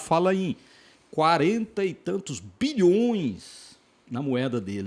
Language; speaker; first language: Portuguese; native; Portuguese